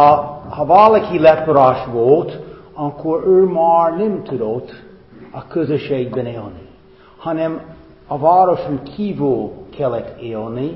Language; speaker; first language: Hungarian; non-native, fluent; English